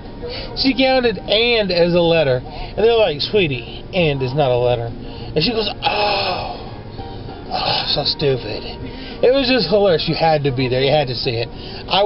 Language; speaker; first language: English; native; English